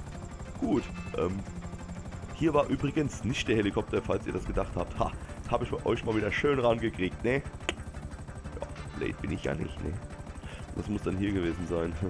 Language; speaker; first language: German; native; German